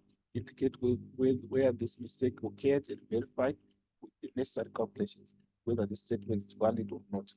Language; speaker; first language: English; non-native, local second language; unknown